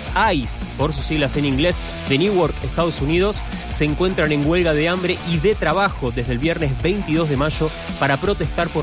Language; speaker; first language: Spanish; native; Spanish